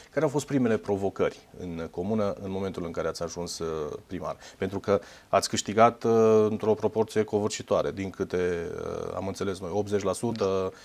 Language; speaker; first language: Romanian; native; Romanian